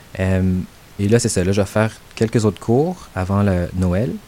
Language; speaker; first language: French; native; French